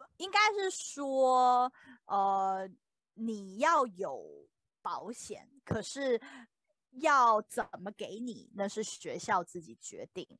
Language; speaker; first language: Chinese; native; Chinese